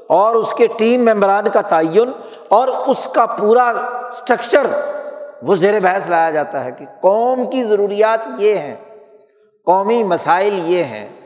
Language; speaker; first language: Urdu; native; Urdu